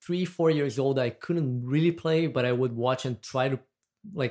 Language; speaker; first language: English; non-native, fluent; Portuguese